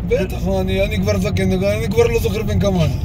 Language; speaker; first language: Hebrew; non-native, fluent; Nepali